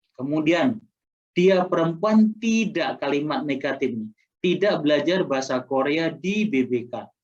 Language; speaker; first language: Indonesian; native; Indonesian